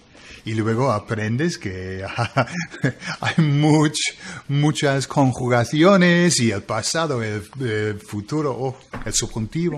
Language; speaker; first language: Spanish; non-native, fluent; English